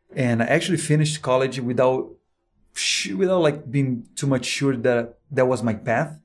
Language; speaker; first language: English; non-native, fluent; Portuguese